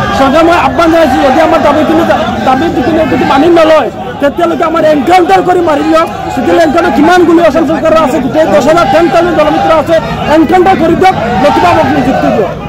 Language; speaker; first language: Assamese; non-native, local second language; Bangla